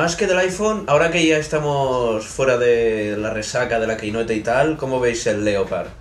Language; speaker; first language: Spanish; native; Spanish